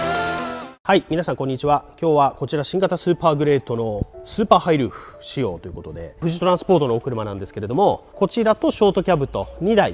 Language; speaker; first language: Japanese; native; Japanese